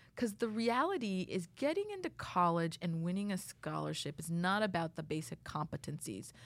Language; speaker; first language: English; native; English